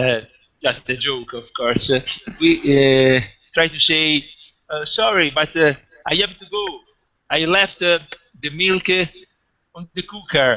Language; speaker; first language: English; non-native, fluent; Italian